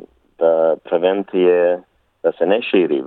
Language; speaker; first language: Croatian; early bilingual, heritage; Bosnian